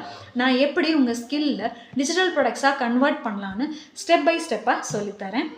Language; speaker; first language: Tamil; native; Tamil